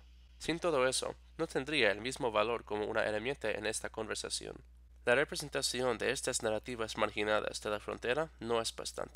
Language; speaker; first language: Spanish; non-native, fluent; English